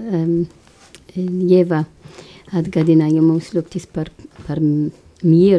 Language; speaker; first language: Latvian; non-native, fluent; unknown